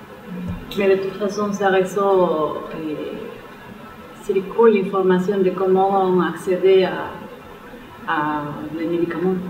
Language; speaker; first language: French; non-native, fluent; Spanish